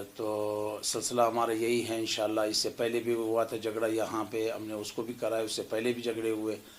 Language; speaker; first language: Urdu; non-native, local second language; Pashto